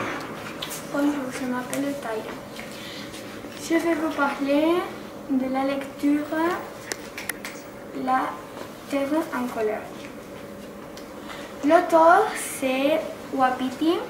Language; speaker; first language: French; non-native, learner; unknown